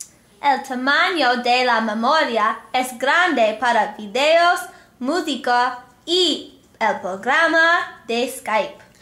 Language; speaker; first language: Spanish; non-native, learner; English